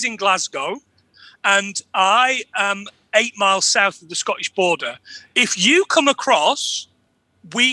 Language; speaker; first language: English; native; English